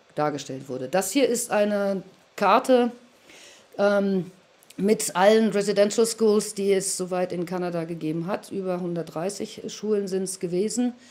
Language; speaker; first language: German; native; German